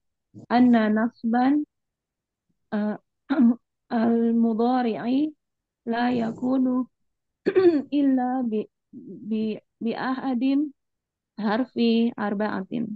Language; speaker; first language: Arabic; non-native, learner; Indonesian